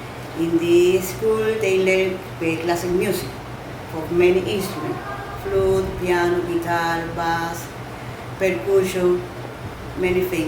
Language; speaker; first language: English; non-native, learner; Spanish